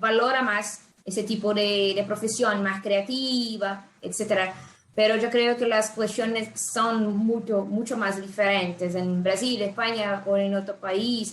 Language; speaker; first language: Spanish; non-native, fluent; Portuguese